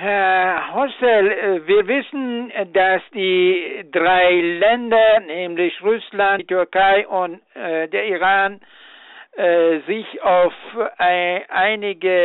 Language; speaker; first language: German; non-native, fluent; Persian